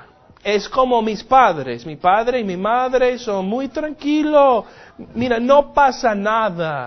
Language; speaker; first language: Spanish; non-native, fluent; English